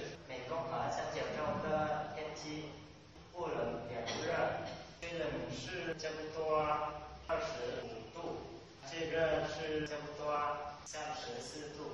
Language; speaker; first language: Chinese; non-native, learner; Vietnamese